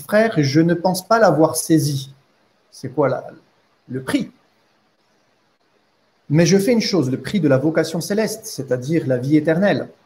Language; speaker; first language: French; native; French